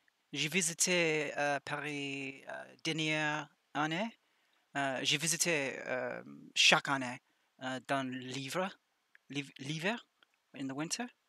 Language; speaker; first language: French; non-native, learner; English